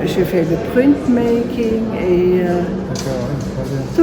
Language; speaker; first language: French; non-native, fluent; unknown